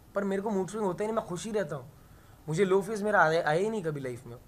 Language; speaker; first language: Hindi; native; Hindi